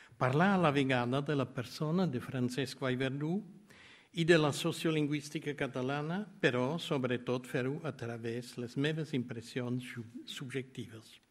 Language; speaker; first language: Catalan; non-native, fluent; German